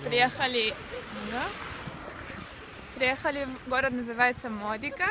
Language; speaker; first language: Russian; early bilingual, heritage; Russian